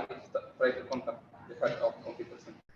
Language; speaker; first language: English; non-native, learner; Indonesian